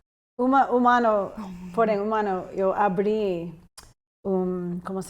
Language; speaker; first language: Portuguese; non-native, fluent; English